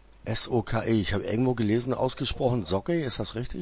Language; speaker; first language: German; native; German